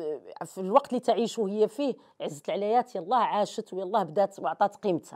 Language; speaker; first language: Arabic; native; Arabic